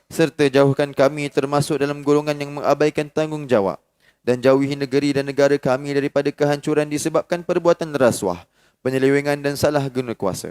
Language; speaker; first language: Malay; native; Malay